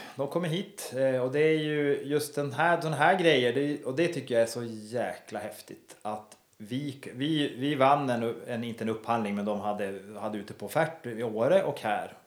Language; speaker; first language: Swedish; native; Swedish